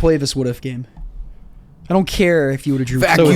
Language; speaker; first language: English; native; English